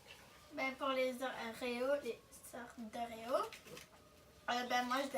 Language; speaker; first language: French; native; French